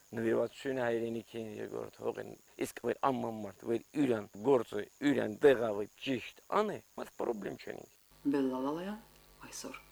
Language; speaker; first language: Armenian; native; Armenian